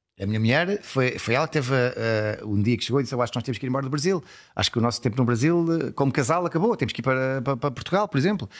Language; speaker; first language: Portuguese; early bilingual, heritage; Portuguese